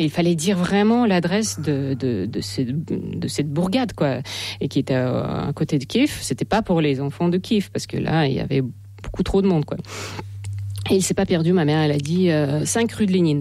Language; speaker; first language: French; non-native, fluent; Russian